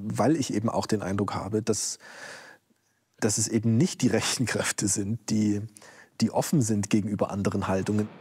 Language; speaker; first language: German; native; German